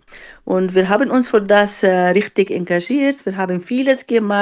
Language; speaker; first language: German; non-native, fluent; Arabic